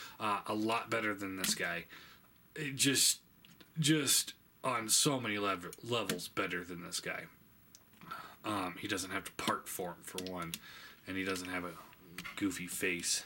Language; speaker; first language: English; native; English